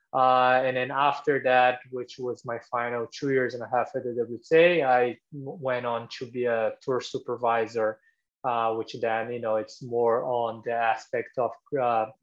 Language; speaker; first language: English; non-native, fluent; Portuguese